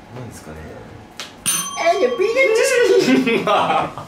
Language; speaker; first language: Japanese; native; Japanese